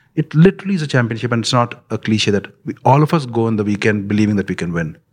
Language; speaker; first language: English; non-native, local second language; Punjabi